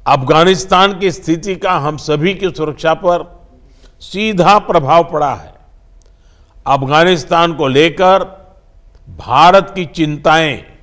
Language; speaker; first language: Hindi; non-native, local second language; Gujarati